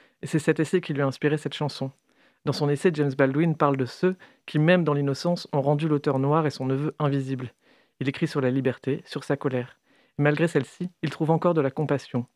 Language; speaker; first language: French; native; French